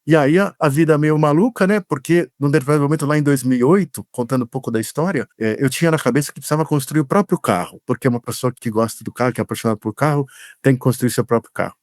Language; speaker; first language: Portuguese; native; Portuguese